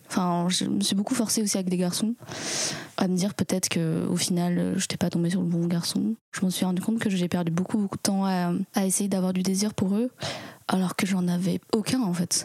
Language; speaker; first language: French; early bilingual, other home language; Chinese